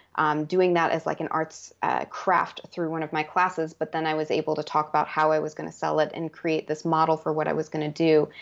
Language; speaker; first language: English; native; English